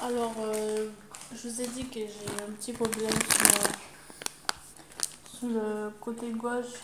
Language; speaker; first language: French; native; French